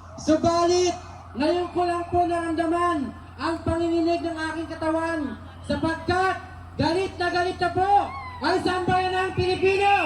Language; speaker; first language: Filipino; native; Filipino